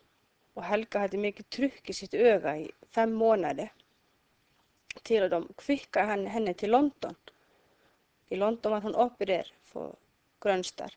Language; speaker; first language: Swedish; non-native, learner; Icelandic